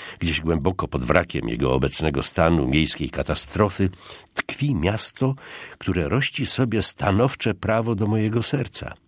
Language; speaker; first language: Polish; native; Polish